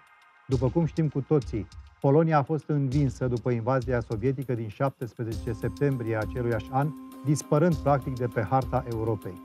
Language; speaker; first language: Romanian; native; Romanian